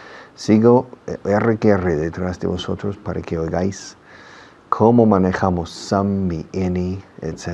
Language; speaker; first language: Spanish; non-native, fluent; English